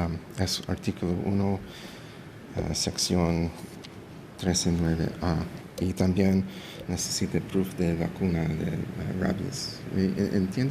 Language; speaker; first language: Spanish; early bilingual, heritage; English